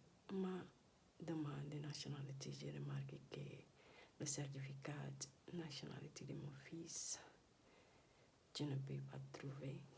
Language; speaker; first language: French; non-native, learner; Dutch